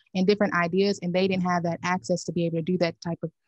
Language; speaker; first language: English; native; English